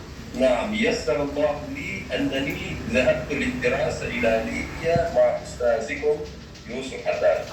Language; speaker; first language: Arabic; non-native, fluent; Chechen